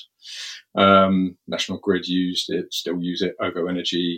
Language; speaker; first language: English; native; English